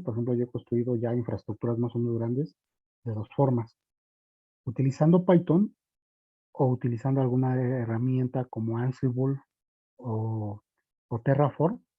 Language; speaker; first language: Spanish; native; Spanish